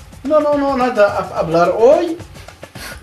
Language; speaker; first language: Spanish; non-native, learner; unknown